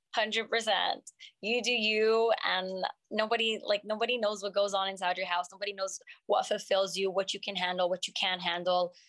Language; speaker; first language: English; non-native, fluent; French